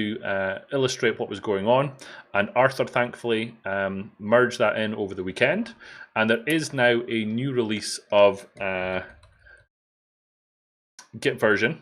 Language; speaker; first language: English; native; English